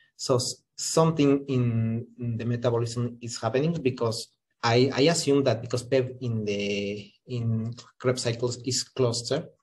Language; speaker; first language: English; non-native, fluent; Spanish